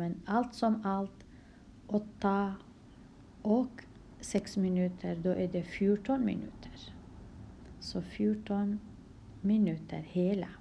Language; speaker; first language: Swedish; non-native, fluent; Kurdish